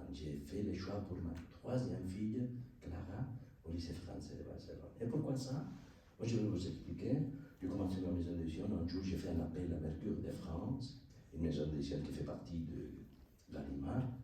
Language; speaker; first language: French; non-native, learner; Spanish